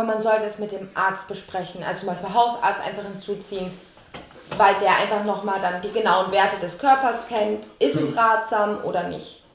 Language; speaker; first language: German; native; German